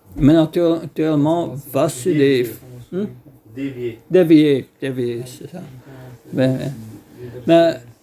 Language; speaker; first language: French; non-native, fluent; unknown